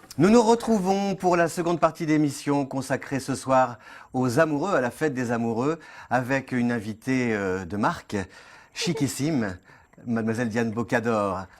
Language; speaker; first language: French; native; French